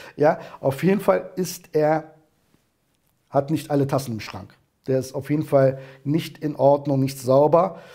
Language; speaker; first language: German; early bilingual, other home language; Turkish